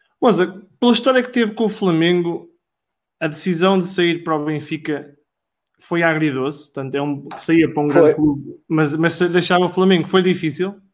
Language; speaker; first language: Portuguese; native; Portuguese